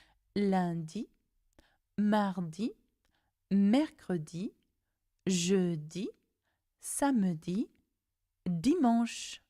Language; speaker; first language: French; non-native, fluent; English